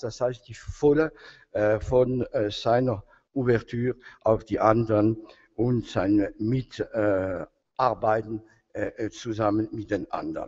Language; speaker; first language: German; non-native, fluent; French